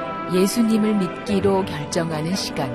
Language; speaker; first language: Korean; native; Korean